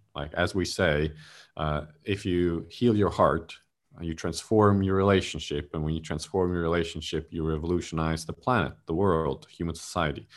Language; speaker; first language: English; non-native, fluent; German